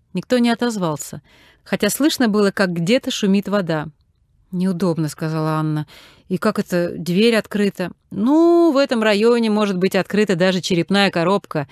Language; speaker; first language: Russian; native; Russian